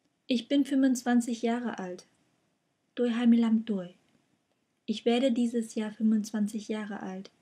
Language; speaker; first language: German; non-native, fluent; Vietnamese